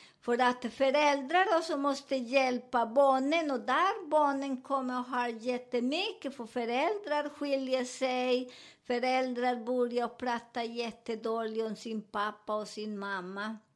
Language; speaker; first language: Swedish; non-native, fluent; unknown